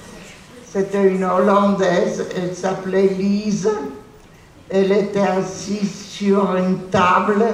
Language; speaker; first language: French; non-native, fluent; Polish